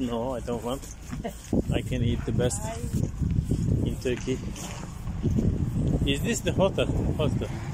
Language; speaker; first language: English; non-native, learner; Turkish